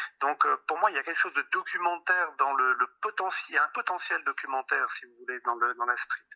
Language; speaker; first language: French; native; French